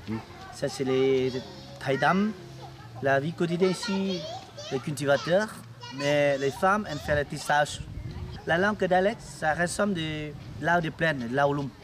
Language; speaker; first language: French; non-native, learner; Lao